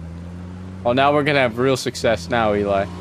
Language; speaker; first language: English; native; English